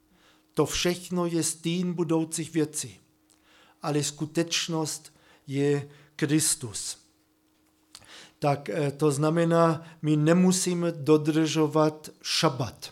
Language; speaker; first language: Czech; non-native, fluent; German